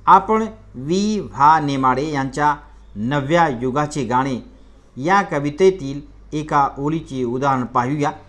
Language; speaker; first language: Marathi; non-native, local second language; Hindi